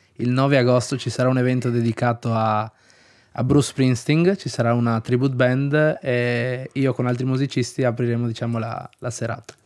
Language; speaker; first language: Italian; early bilingual, other home language; Spanish